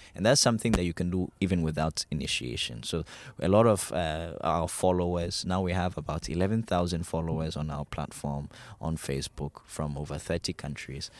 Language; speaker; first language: English; non-native, local second language; Ewe